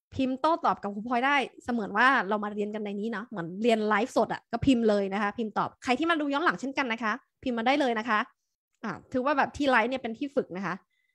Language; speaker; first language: Thai; native; Thai